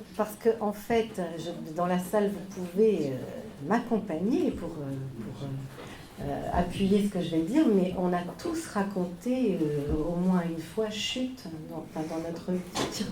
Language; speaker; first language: French; native; French